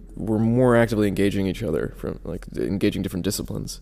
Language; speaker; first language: English; native; English